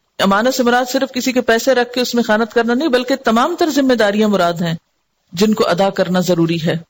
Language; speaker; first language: Urdu; non-native, local second language; Sindhi